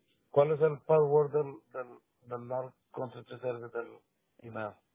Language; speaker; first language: Spanish; native; Spanish